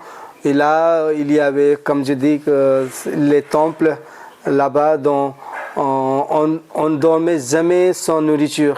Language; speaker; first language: French; non-native, learner; Hindi